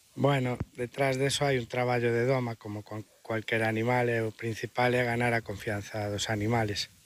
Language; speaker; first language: Galician; native; Galician